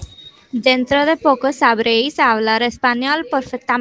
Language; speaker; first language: Spanish; non-native, learner; English